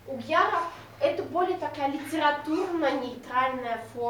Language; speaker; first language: Russian; non-native, local second language; Udmurt